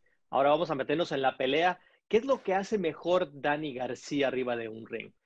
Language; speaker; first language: Spanish; native; Spanish